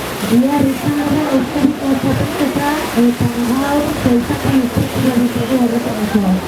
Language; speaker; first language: Basque; native; Basque